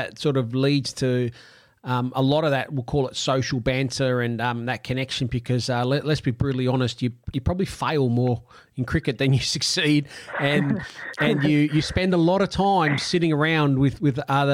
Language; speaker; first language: English; non-native, local second language; Italian